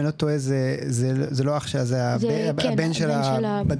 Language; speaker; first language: Hebrew; native; Hebrew